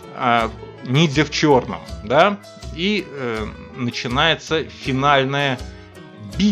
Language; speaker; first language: Russian; native; Russian